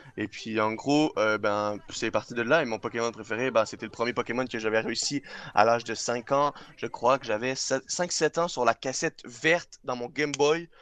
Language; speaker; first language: French; non-native, local second language; English